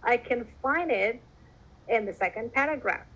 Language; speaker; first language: English; non-native, fluent; Indonesian